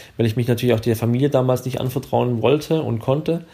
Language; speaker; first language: German; native; German